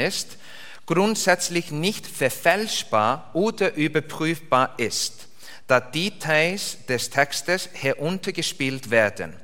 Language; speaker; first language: German; non-native, learner; Icelandic